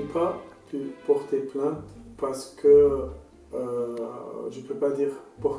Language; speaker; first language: French; non-native, local second language; Arabic